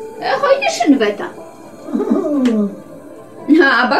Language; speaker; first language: German; non-native, learner; Polish